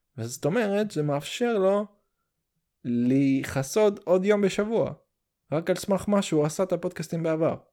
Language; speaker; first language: Hebrew; early bilingual, heritage; Hebrew